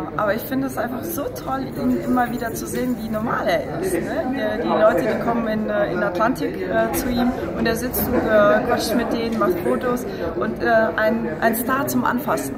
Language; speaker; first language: German; non-native, fluent; Russian